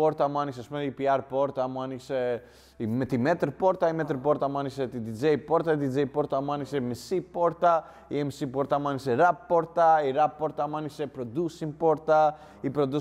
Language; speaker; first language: Greek; native; Greek